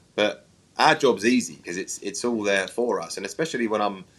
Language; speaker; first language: English; native; English